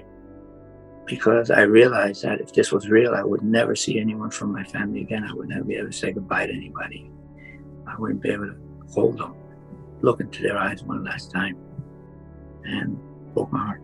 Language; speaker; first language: English; native; English